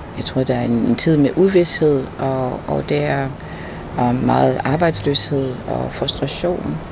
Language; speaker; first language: Danish; non-native, fluent; English